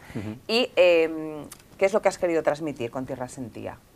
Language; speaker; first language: Spanish; native; Spanish